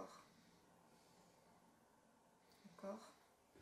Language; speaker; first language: French; native; French